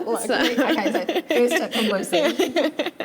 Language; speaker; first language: English; native; English